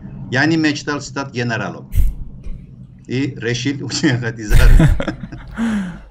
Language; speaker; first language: Russian; non-native, fluent; Turkish